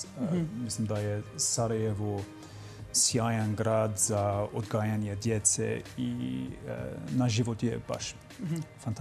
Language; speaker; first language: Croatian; non-native, fluent; English